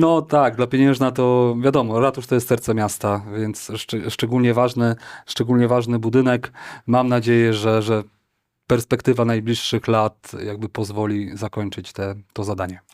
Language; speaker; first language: Polish; native; Polish